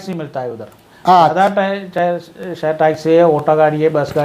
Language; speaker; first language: Hindi; non-native, local second language; Malayalam